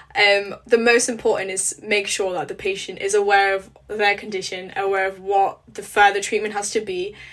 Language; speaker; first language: English; early bilingual, other home language; Polish